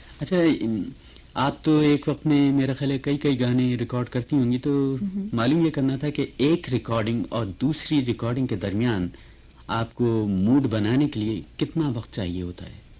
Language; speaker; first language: Urdu; native; Urdu